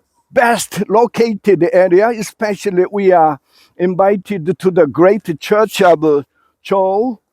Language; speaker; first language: English; non-native, fluent; Korean